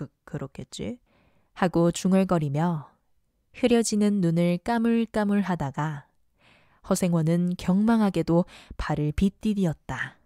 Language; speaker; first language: Korean; native; Korean